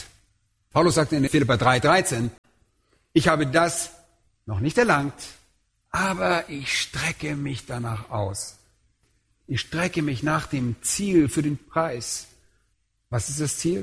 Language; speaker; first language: German; native; German